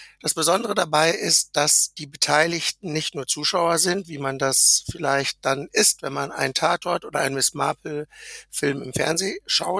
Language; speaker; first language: German; native; German